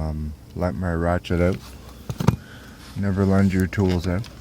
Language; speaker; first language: English; native; English